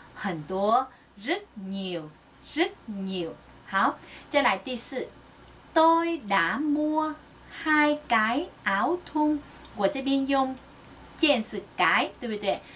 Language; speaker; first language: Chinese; non-native, fluent; Vietnamese